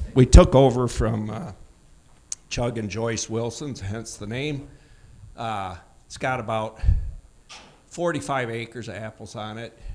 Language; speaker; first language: English; native; English